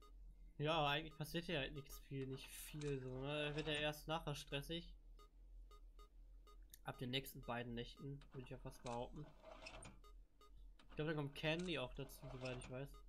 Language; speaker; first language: German; native; German